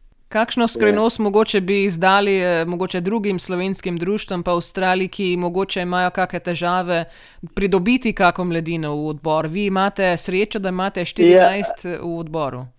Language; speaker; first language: Slovenian; native; Slovenian